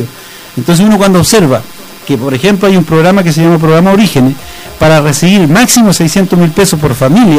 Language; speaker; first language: Spanish; native; Spanish